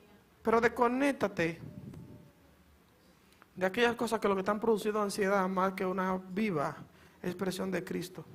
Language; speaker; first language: Spanish; native; Spanish